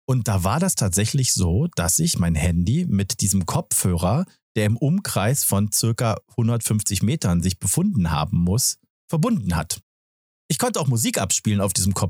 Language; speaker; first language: German; native; German